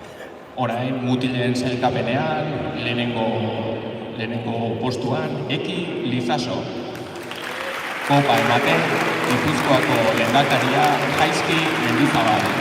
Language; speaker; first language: Basque; native; Basque